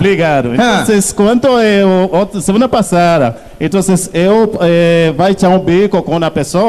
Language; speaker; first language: Portuguese; non-native, learner; Haitian Creole